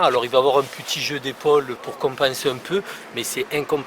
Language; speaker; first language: French; native; French